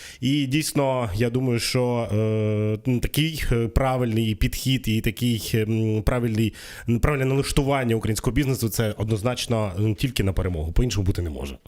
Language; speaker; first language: Ukrainian; native; Ukrainian